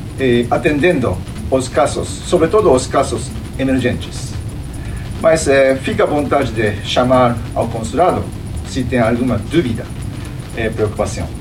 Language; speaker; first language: Portuguese; non-native, fluent; Japanese